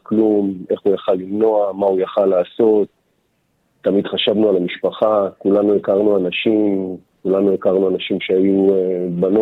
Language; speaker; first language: Hebrew; native; Hebrew